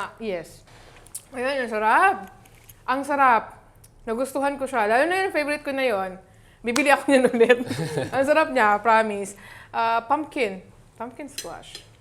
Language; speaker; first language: Filipino; non-native, local second language; Cebuano